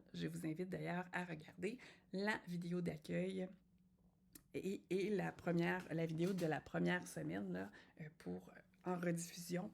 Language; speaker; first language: French; native; French